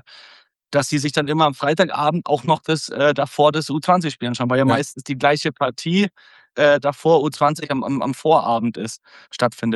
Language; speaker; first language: German; native; German